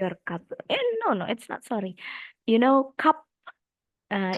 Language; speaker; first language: English; non-native, fluent; Indonesian